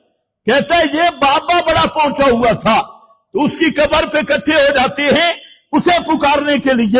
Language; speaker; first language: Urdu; non-native, local second language; Punjabi